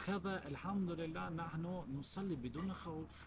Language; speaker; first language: Arabic; non-native, learner; Albanian